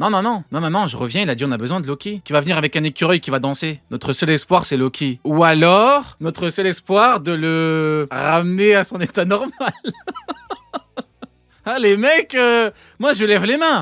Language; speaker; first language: French; native; French